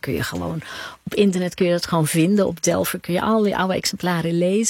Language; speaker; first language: Dutch; native; Dutch